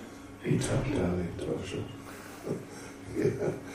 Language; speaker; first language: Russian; non-native, learner; English